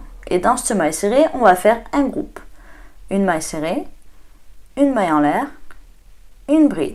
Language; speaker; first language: French; native; French